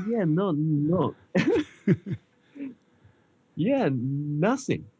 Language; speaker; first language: English; non-native, learner; Japanese